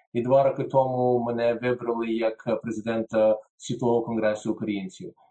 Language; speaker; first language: Ukrainian; early bilingual, heritage; Ukrainian